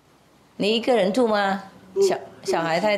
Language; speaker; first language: Chinese; non-native, fluent; Vietnamese